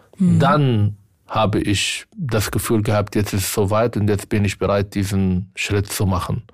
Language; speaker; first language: German; non-native, fluent; Arabic